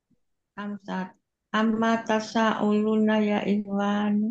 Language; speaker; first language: Arabic; non-native, learner; Indonesian